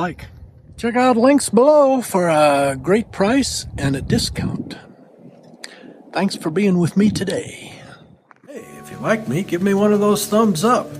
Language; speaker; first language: English; native; English